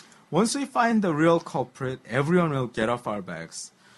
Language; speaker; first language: English; non-native, fluent; Korean